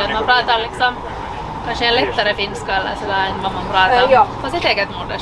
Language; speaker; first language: Swedish; native; Swedish